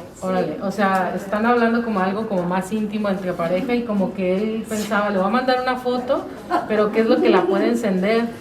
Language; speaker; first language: Spanish; native; Spanish